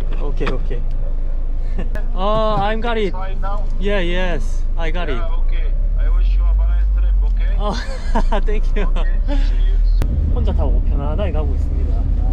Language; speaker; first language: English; non-native, learner; Korean